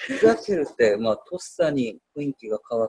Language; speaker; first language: Japanese; non-native, learner; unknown